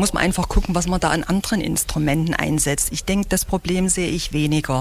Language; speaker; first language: German; native; German